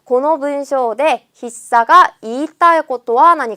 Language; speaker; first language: Japanese; non-native, fluent; Korean